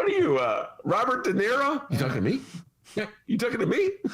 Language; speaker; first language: English; native; English